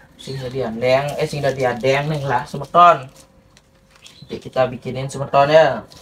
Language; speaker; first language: Indonesian; non-native, local second language; Balinese